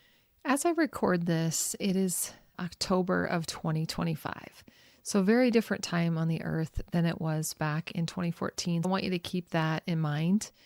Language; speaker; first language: English; native; English